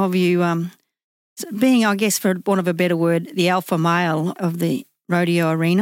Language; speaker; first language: English; native; English